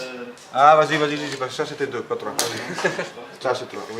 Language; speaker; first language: French; non-native, learner; Italian